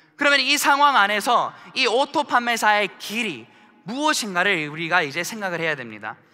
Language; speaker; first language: Korean; early bilingual, heritage; Korean